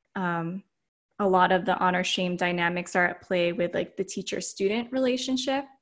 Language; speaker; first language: English; early bilingual, other home language; Filipino